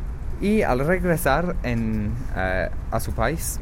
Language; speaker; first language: Spanish; non-native, fluent; English